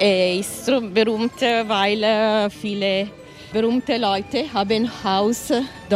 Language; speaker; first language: German; non-native, learner; Italian